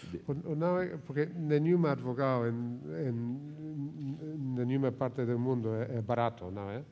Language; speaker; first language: Portuguese; non-native, fluent; Spanish